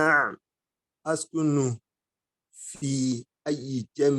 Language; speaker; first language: Arabic; non-native, learner; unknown